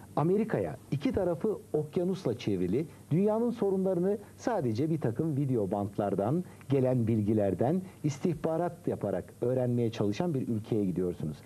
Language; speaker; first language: Turkish; native; Turkish